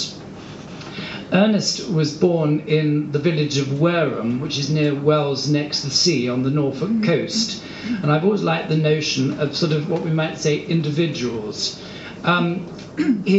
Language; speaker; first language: English; native; English